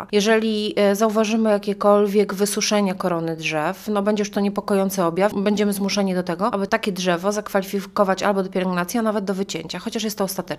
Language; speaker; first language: Polish; native; Polish